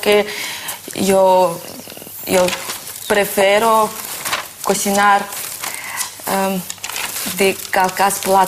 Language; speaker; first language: Spanish; non-native, learner; Armenian